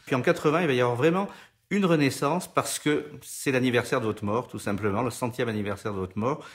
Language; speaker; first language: French; native; French